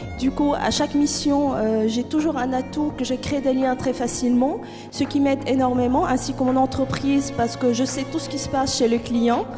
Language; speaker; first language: French; non-native, fluent; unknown